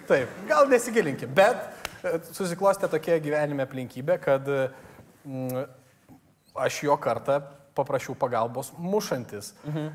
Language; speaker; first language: Lithuanian; native; Lithuanian